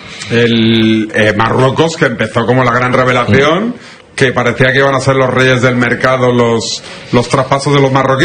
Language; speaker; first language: Spanish; native; Spanish